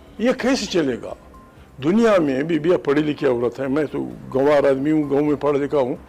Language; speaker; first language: Urdu; non-native, local second language; Pashto